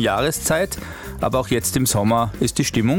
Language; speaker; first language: German; native; German